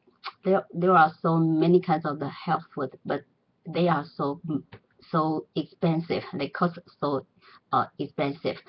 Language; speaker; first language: English; non-native, learner; Chinese